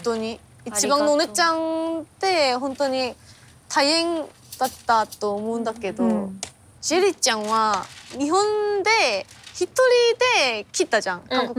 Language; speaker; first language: Japanese; non-native, fluent; Korean